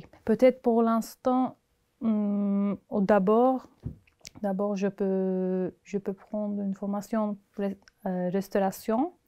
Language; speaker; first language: French; non-native, learner; Turkish